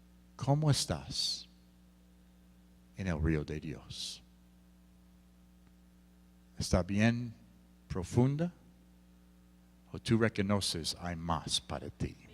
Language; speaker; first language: Spanish; non-native, fluent; English